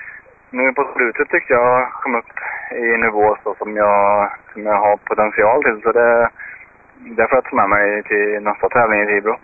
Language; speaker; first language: Swedish; native; Swedish